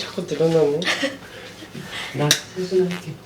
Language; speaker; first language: Korean; native; Korean